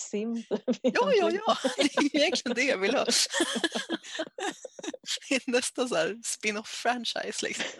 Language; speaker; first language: Swedish; native; Swedish